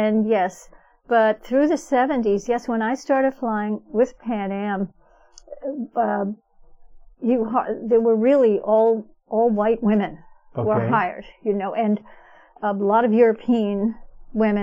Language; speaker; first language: English; native; English